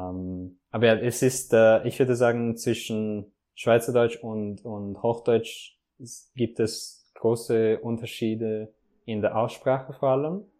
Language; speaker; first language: German; non-native, fluent; Italian